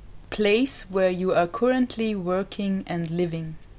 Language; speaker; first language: English; non-native, fluent; German